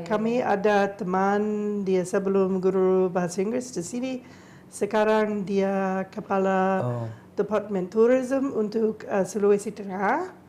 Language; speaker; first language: Indonesian; non-native, learner; English